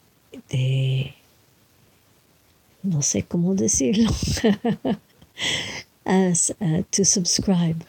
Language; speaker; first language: Spanish; non-native, learner; English